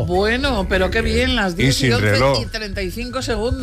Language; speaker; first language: Spanish; native; Spanish